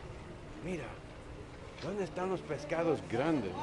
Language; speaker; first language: Spanish; non-native, fluent; English